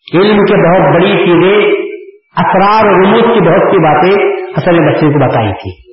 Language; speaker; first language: Urdu; native; Urdu